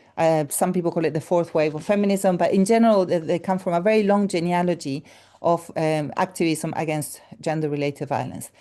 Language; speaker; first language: English; non-native, fluent; Spanish